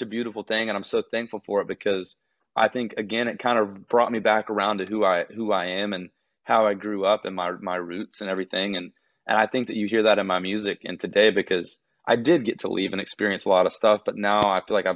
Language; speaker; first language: English; native; English